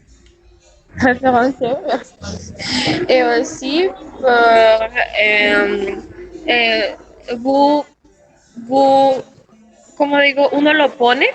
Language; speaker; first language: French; non-native, learner; Spanish